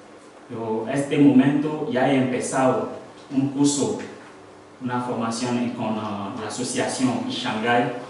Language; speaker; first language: Spanish; non-native, learner; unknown